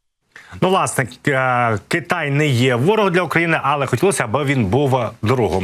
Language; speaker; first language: Ukrainian; native; Ukrainian